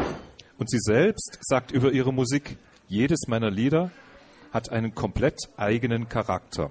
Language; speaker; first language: German; native; German